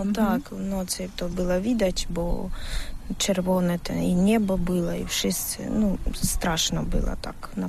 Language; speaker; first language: Polish; non-native, learner; Russian